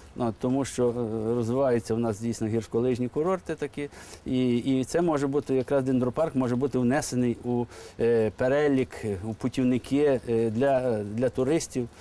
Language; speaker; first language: Ukrainian; native; Ukrainian